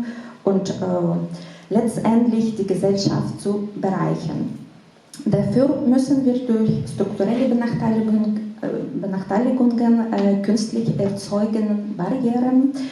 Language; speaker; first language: German; non-native, fluent; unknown